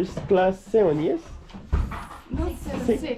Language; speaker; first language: English; non-native, learner; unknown